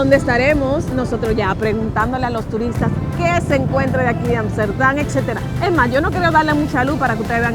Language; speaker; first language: Spanish; native; Spanish